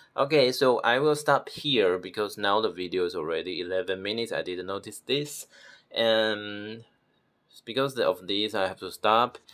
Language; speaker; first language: English; non-native, fluent; Chinese